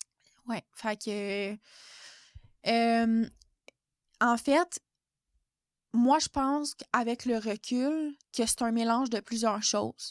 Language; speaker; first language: French; native; French